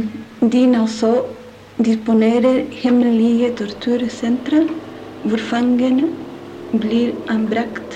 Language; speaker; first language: Norwegian; non-native, learner; Spanish